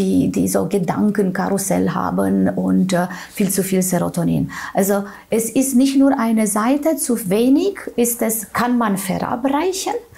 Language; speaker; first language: German; non-native, fluent; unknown